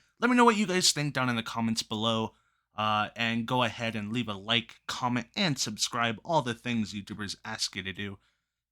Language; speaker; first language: English; native; English